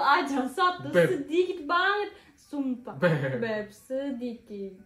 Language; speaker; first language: Indonesian; non-native, learner; Turkish